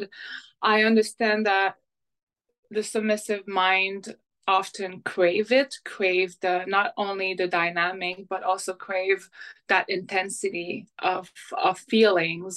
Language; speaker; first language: English; non-native, fluent; French